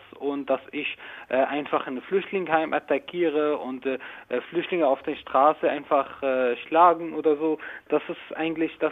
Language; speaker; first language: German; non-native, learner; Arabic